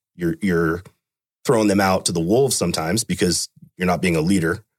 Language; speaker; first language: English; native; English